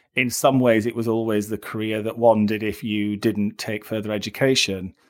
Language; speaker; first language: English; native; English